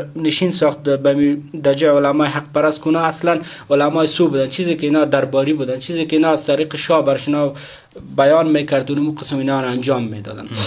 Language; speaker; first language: Persian; native; Persian